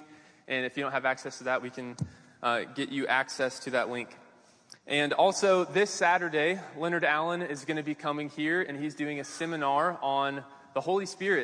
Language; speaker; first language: English; native; English